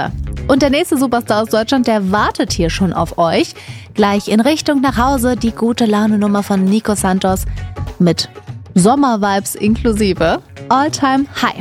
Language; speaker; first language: German; native; German